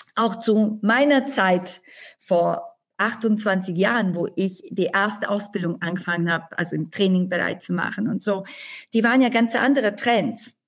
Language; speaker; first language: German; non-native, fluent; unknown